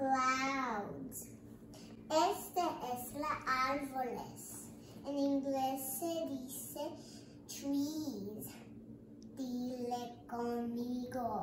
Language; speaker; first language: Spanish; early bilingual, heritage; English